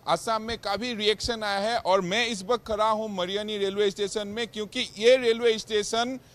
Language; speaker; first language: Hindi; non-native, local second language; Assamese